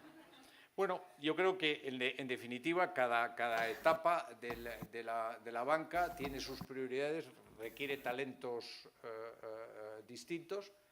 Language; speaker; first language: Spanish; native; Spanish